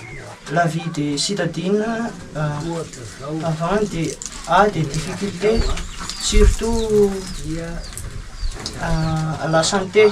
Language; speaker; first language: French; non-native, learner; Malagasy